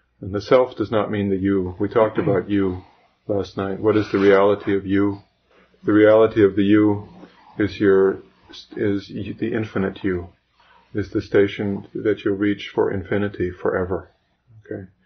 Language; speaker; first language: English; native; English